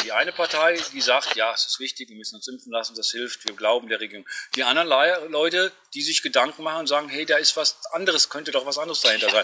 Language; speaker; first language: German; native; German